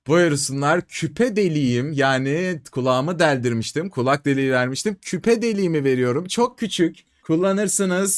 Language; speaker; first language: Turkish; native; Turkish